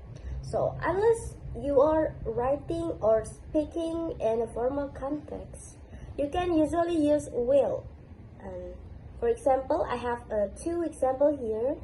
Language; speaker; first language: English; non-native, learner; Indonesian